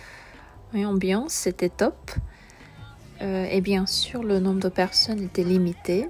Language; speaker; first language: French; non-native, fluent; Korean